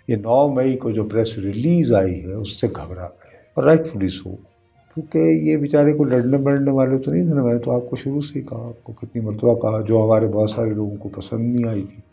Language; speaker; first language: Urdu; non-native, local second language; Punjabi